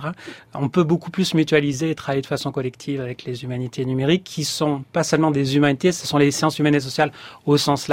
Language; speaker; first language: French; native; French